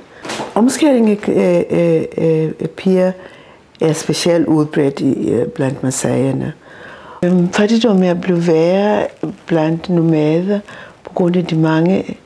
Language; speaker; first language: Danish; non-native, local second language; Masai